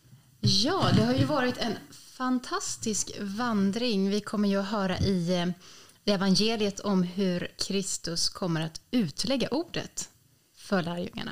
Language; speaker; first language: Swedish; native; Swedish